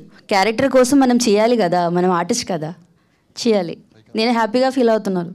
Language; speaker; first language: Telugu; non-native, fluent; Malayalam